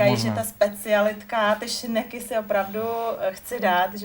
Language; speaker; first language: Czech; native; Czech